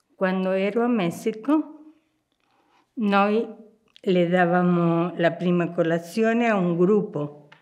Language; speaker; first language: Italian; non-native, fluent; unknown